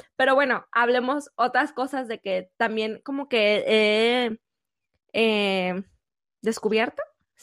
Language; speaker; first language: Spanish; native; Spanish